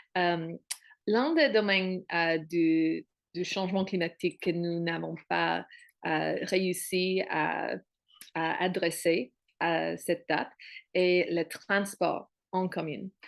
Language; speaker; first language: French; non-native, learner; English